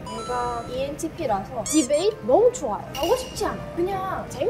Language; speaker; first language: Korean; non-native, learner; Russian